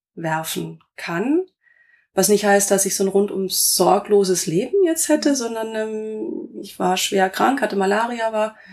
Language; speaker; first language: German; native; German